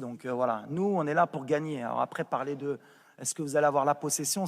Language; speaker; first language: French; early bilingual, other home language; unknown